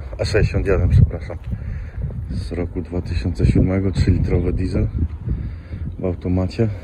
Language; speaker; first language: Polish; native; Polish